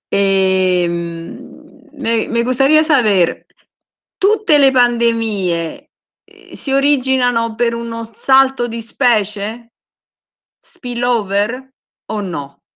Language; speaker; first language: Italian; native; Italian